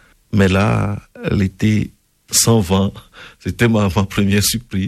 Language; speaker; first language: French; non-native, local second language; Ewe